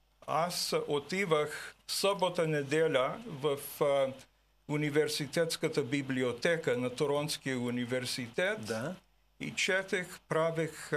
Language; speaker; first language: Bulgarian; early bilingual, heritage; Bulgarian